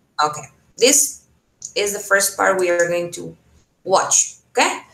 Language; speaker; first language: English; non-native, fluent; Spanish